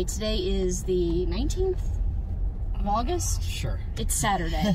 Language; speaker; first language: English; native; English